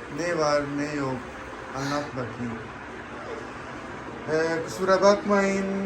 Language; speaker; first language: Turkish; non-native, learner; Urdu